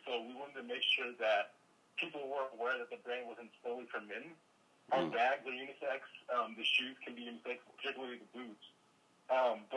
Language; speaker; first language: English; non-native, local second language; Igbo